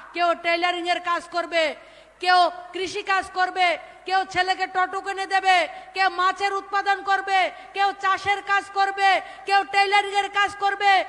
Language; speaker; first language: Bangla; native; Bangla